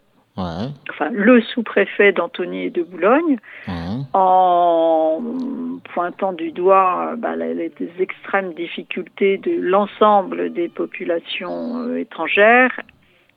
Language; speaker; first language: French; native; French